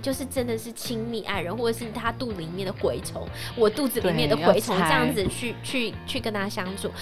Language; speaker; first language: Chinese; non-native, local second language; Hakka Chinese